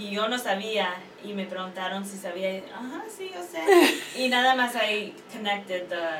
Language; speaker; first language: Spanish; early bilingual, heritage; Spanish